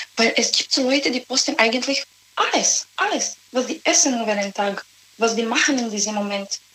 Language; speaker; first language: German; non-native, learner; Serbian